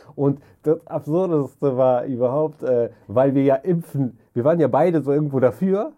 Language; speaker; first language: German; early bilingual, other home language; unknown